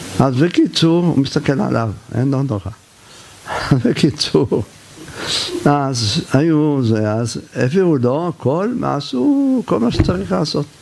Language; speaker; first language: Hebrew; native; Hebrew